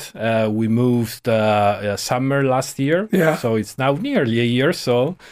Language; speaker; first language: English; non-native, fluent; Italian